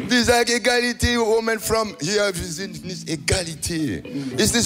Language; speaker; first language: German; non-native, learner; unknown